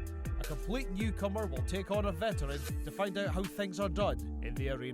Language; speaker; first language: English; native; English